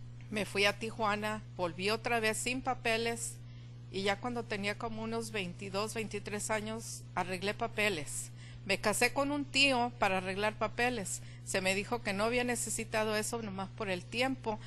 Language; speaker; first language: Spanish; native; Spanish